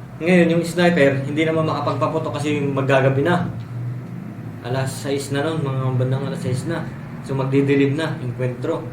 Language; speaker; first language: Filipino; native; Filipino